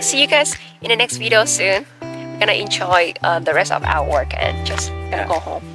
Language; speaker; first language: English; non-native, fluent; Vietnamese